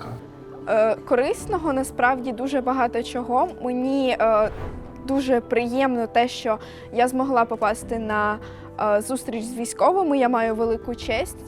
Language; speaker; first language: Ukrainian; native; Ukrainian